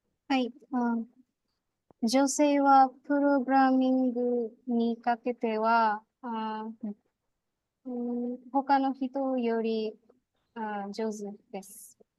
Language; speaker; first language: Japanese; non-native, learner; Bangla